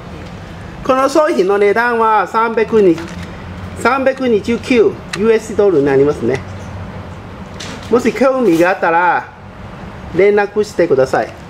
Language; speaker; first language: Japanese; non-native, fluent; Cantonese